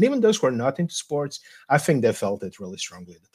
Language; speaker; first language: English; non-native, fluent; Serbian